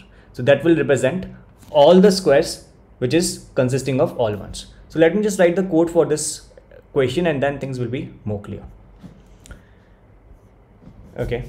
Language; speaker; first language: English; non-native, local second language; Hindi